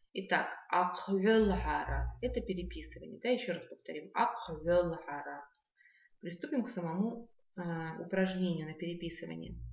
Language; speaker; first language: Russian; non-native, local second language; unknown